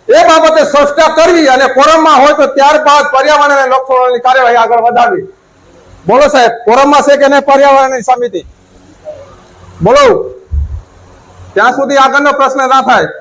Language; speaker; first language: Gujarati; non-native, local second language; Vasavi